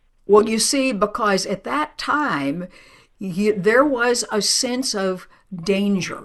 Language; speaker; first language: English; native; English